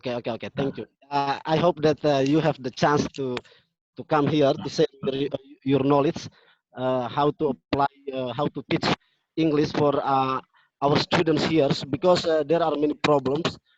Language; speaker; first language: English; non-native, fluent; Indonesian